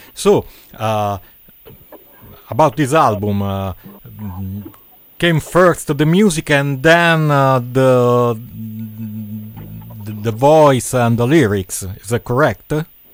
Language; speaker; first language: English; non-native, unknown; Italian